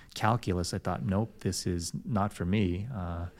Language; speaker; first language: English; native; English